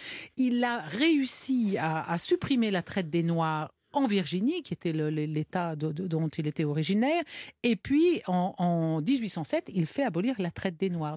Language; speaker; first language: French; native; French